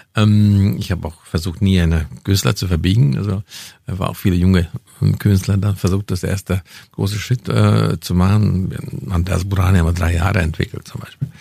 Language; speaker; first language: German; non-native, fluent; Hungarian